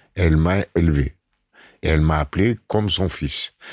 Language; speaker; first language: French; native; French